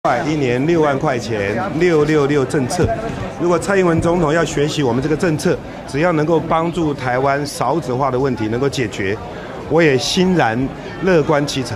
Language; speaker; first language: Chinese; native; Chinese